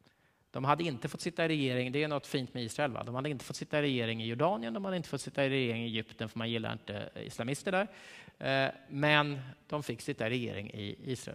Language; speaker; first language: Swedish; native; Swedish